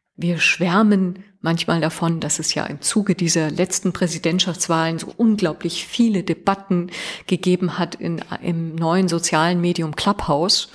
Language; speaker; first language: German; early bilingual, other home language; Persian